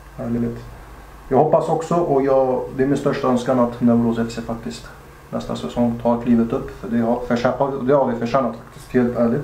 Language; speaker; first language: Swedish; native; Swedish